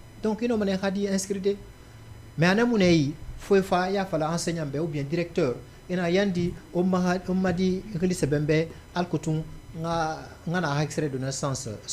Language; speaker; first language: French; non-native, local second language; Susu